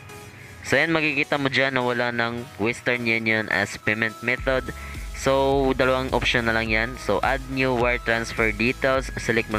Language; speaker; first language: Filipino; native; Filipino